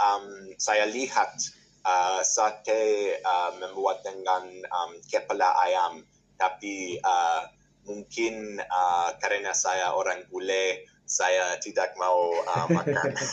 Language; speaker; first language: Indonesian; non-native, learner; English